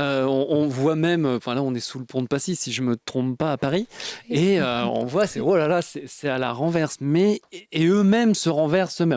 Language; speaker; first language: French; native; French